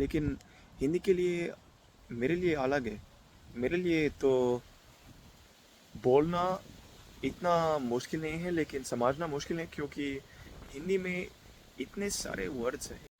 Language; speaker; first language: Hindi; non-native, learner; Dutch